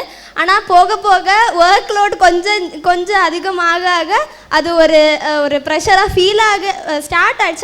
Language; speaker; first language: Tamil; non-native, local second language; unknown